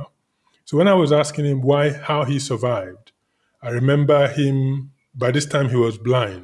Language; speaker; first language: English; non-native, local second language; Igbo